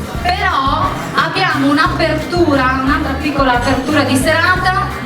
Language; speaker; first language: Italian; native; Italian